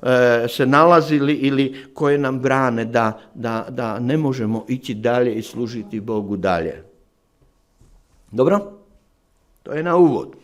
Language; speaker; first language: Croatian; non-native, fluent; Slovak